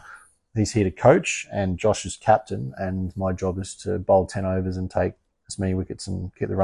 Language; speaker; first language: English; native; English